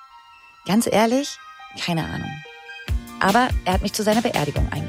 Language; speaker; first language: German; native; German